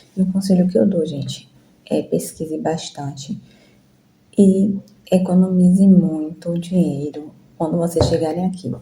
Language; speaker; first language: Portuguese; native; Portuguese